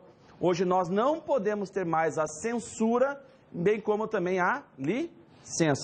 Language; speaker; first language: Portuguese; native; Portuguese